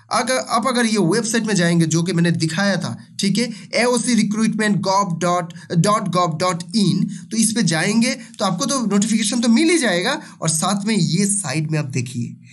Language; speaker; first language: Hindi; non-native, local second language; Bangla